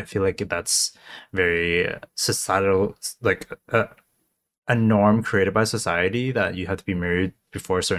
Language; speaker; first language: English; non-native, local second language; Cantonese